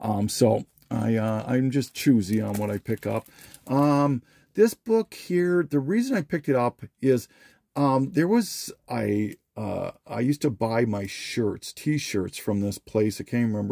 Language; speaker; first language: English; native; English